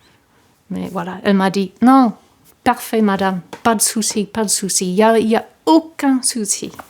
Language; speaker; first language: French; non-native, fluent; English